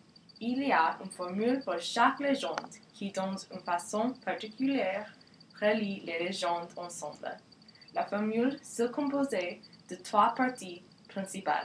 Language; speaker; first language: French; non-native, learner; English